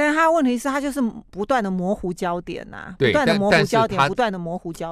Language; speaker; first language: Chinese; native; Chinese